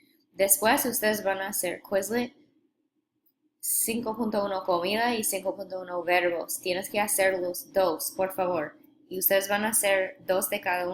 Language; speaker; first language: Spanish; non-native, fluent; English